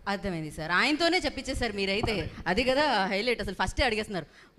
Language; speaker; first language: Telugu; native; Telugu